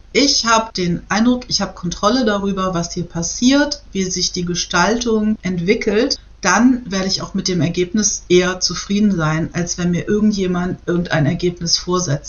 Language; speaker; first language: German; native; German